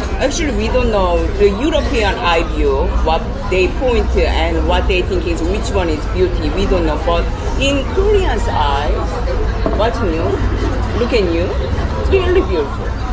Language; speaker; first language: English; non-native, fluent; Korean